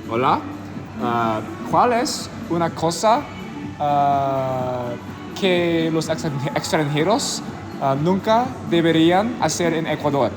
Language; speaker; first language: Spanish; non-native, learner; English